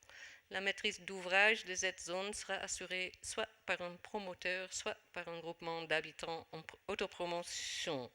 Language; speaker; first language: French; non-native, fluent; Dutch